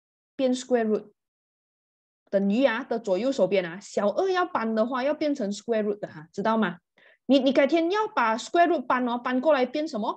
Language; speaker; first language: Chinese; native; Chinese